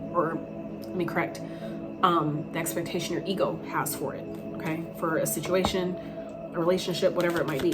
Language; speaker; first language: English; native; English